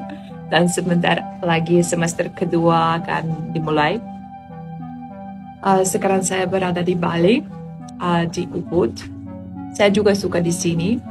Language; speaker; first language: Indonesian; non-native, fluent; Polish